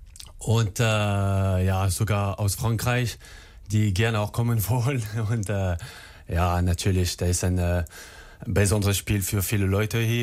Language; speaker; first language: German; non-native, learner; French